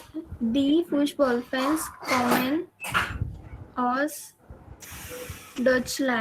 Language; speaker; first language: German; non-native, learner; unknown